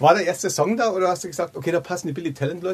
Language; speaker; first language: German; native; German